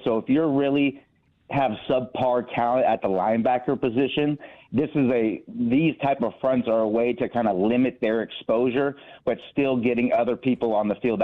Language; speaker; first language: English; native; English